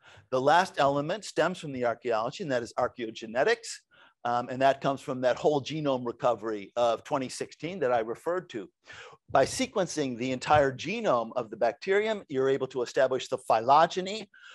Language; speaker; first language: English; native; English